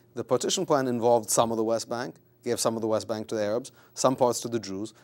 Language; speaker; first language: English; native; English